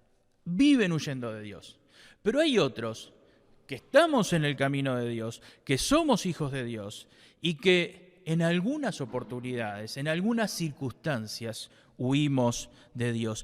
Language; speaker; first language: Spanish; native; Spanish